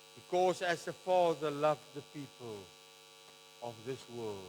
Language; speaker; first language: English; non-native, local second language; Afrikaans